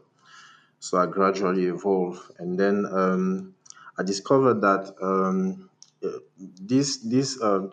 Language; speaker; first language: English; non-native, local second language; French